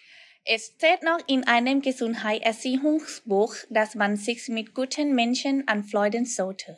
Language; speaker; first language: German; non-native, learner; Thai